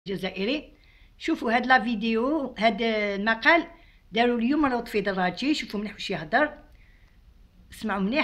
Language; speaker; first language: Arabic; native; Arabic